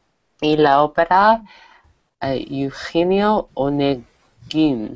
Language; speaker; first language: Spanish; non-native, learner; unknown